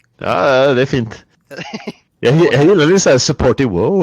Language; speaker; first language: Swedish; native; Swedish